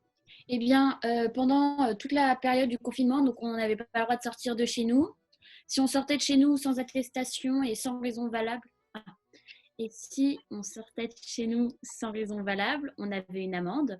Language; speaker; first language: French; native; French